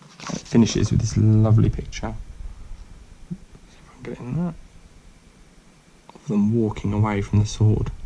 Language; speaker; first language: English; native; English